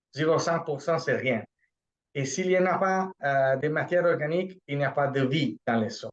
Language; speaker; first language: French; non-native, fluent; Italian